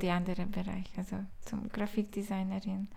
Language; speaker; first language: German; non-native, learner; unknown